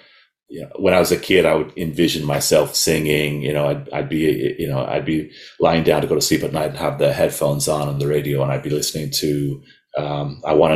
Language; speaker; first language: English; native; English